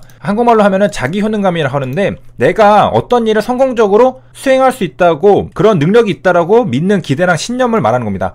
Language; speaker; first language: Korean; native; Korean